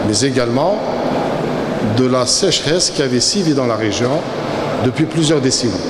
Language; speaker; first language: French; non-native, local second language; Arabic